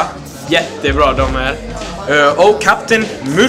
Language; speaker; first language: Swedish; non-native, learner; Icelandic